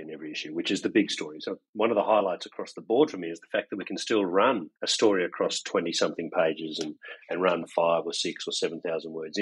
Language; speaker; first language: English; native; English